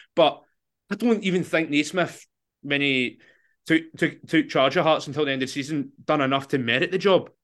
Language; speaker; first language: English; native; English